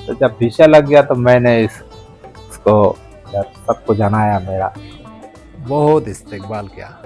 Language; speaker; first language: Hindi; early bilingual, heritage; Hindi